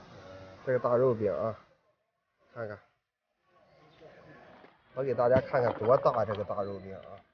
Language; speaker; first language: Chinese; native; Chinese